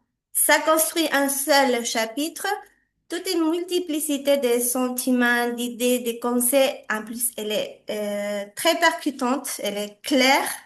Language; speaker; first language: French; non-native, fluent; Spanish